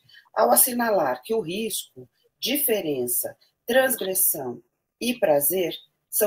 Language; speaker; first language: Portuguese; native; Portuguese